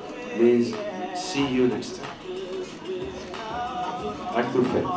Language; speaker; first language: English; non-native, fluent; Kabyle